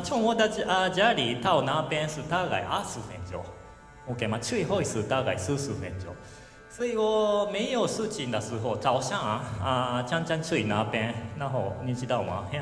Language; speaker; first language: Chinese; non-native, learner; Japanese